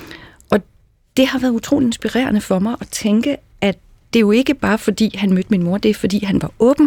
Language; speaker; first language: Danish; native; Danish